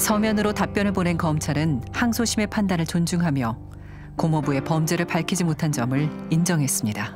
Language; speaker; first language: Korean; native; Korean